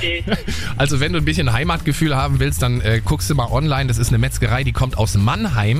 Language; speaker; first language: German; native; German